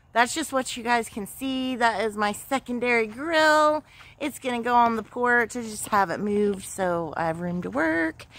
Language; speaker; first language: English; native; English